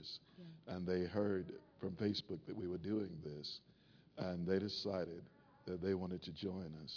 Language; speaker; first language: English; native; English